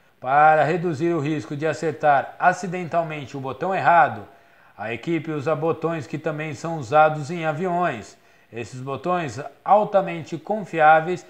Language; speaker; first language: Portuguese; native; Portuguese